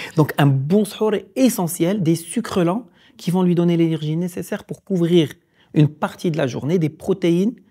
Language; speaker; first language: French; non-native, local second language; Arabic